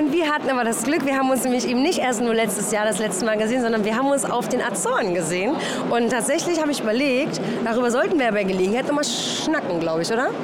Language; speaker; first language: German; native; German